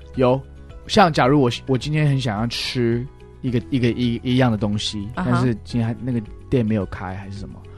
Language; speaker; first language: Chinese; non-native, fluent; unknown